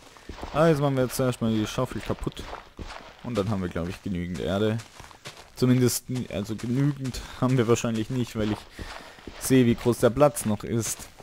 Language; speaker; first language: German; native; German